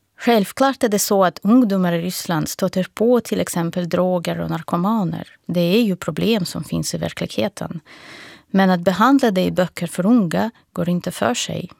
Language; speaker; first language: Swedish; non-native, fluent; Russian